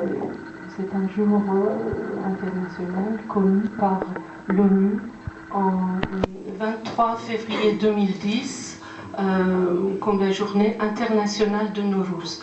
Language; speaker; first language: French; non-native, fluent; Persian